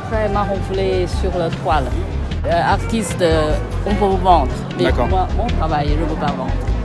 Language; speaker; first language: French; non-native, learner; Chinese